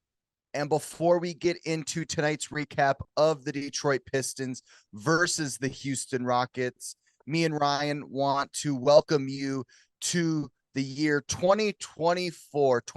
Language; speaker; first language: English; native; English